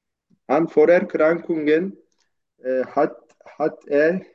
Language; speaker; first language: German; non-native, learner; Turkish